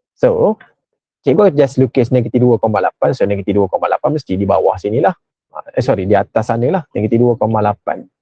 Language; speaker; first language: Malay; native; Malay